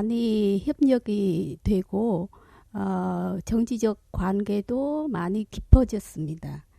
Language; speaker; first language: Korean; non-native, fluent; Vietnamese